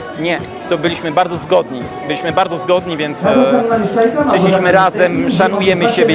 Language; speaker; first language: Polish; early bilingual, heritage; Polish